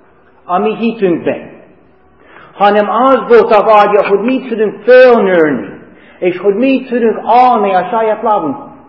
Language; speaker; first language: Hungarian; non-native, fluent; English